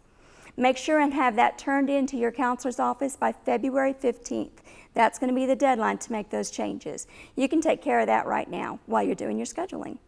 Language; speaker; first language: English; native; English